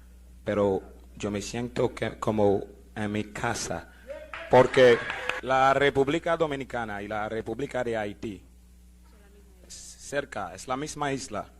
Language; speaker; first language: Spanish; non-native, learner; Haitian Creole